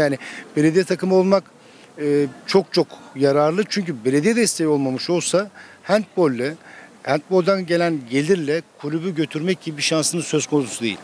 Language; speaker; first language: Turkish; native; Turkish